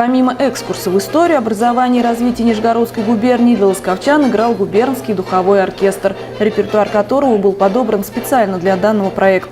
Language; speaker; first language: Russian; native; Russian